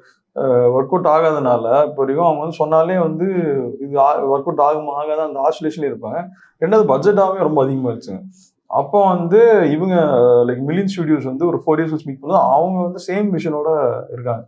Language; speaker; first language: Tamil; native; Tamil